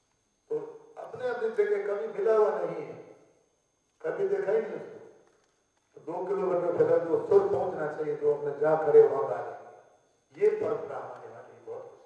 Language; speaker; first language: Hindi; native; Hindi